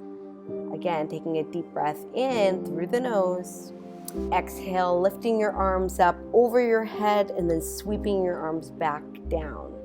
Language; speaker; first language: English; native; English